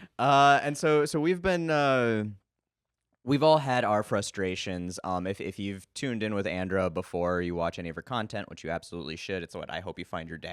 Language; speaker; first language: English; native; English